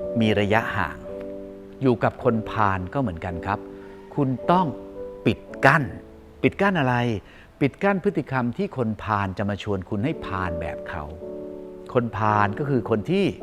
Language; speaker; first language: Thai; native; Thai